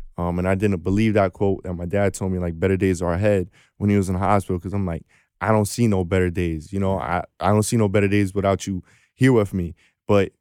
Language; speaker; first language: English; native; English